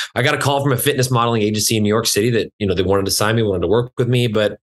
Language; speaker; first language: English; native; English